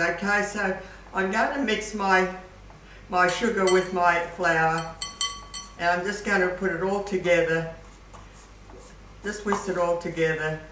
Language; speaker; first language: English; native; English